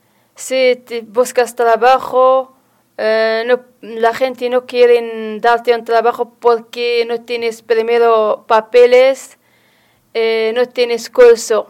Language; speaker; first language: Spanish; non-native, learner; Arabic